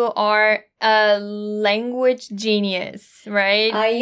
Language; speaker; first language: English; non-native, fluent; Korean